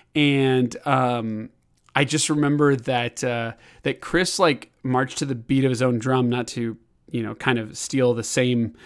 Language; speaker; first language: English; native; English